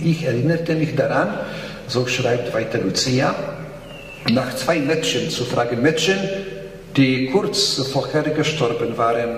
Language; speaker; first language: German; non-native, fluent; Polish